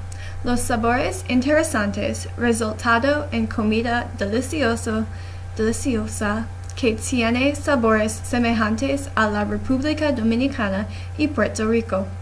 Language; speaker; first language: Spanish; non-native, learner; English